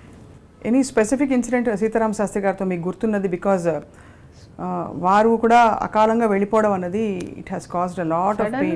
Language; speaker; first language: Telugu; native; Telugu